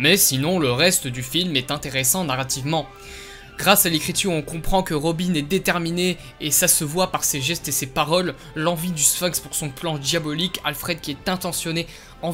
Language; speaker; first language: French; native; French